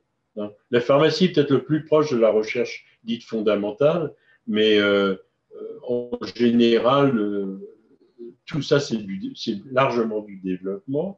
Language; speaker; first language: French; native; French